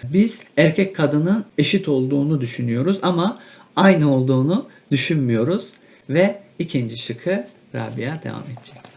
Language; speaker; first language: Turkish; native; Turkish